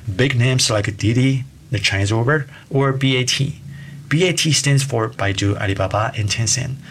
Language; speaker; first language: English; non-native, fluent; Chinese